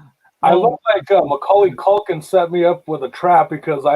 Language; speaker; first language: English; native; English